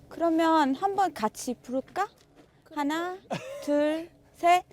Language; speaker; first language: Korean; non-native, fluent; Italian